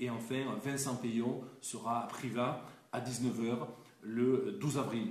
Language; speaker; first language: French; native; French